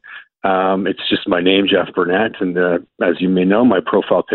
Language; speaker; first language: English; native; English